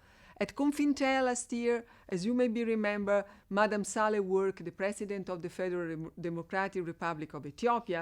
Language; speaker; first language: English; non-native, fluent; Italian